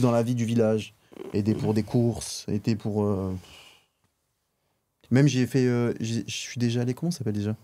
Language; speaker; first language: French; native; French